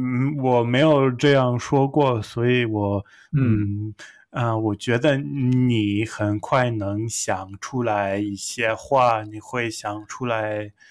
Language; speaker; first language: Chinese; non-native, fluent; English